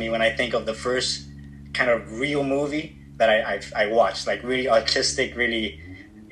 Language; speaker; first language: English; native; English